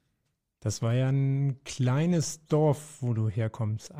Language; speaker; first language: German; native; German